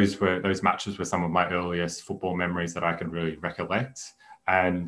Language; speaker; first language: English; native; English